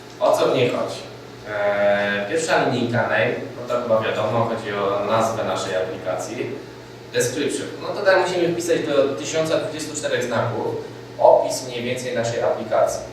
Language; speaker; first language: Polish; native; Polish